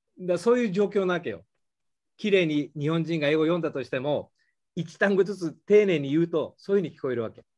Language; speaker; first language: Japanese; native; Japanese